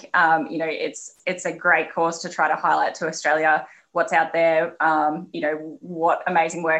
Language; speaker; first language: English; native; English